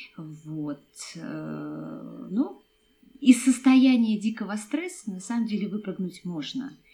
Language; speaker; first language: Russian; native; Russian